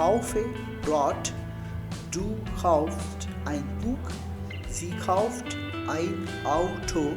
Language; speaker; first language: German; non-native, fluent; Urdu